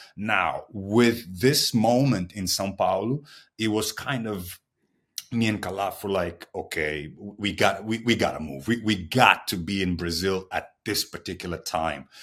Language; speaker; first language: English; non-native, fluent; Portuguese